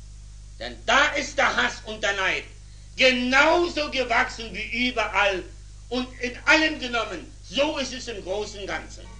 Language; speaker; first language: German; native; German